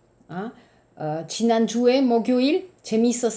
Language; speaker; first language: Korean; non-native, fluent; French